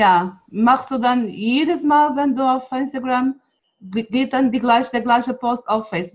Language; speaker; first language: German; non-native, fluent; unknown